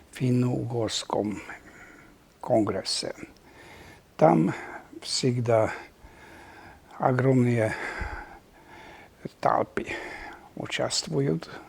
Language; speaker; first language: Russian; non-native, fluent; Hungarian